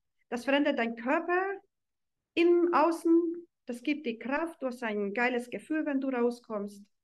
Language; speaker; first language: German; non-native, fluent; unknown